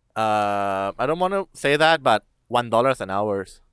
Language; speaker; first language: English; non-native, learner; Thai